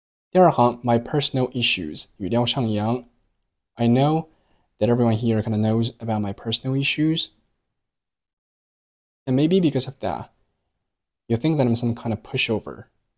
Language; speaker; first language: English; non-native, fluent; Chinese